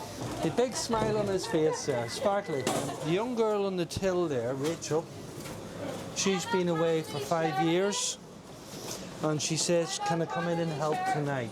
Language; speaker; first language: English; native; English